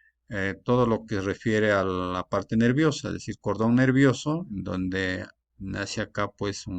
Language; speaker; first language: Spanish; native; Spanish